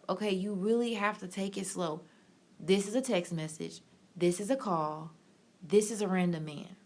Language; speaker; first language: English; native; English